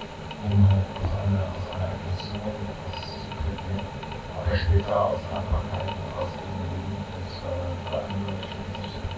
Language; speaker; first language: German; early bilingual, other home language; Korean